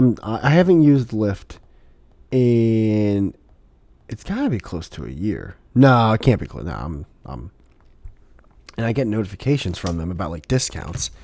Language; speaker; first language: English; native; English